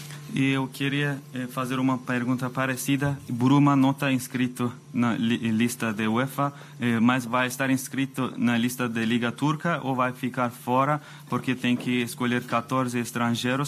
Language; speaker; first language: Portuguese; non-native, fluent; Turkish